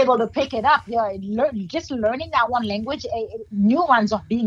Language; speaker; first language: English; non-native, fluent; Haitian Creole